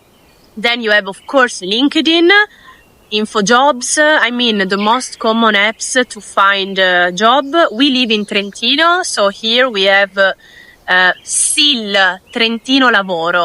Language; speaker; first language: English; non-native, fluent; Italian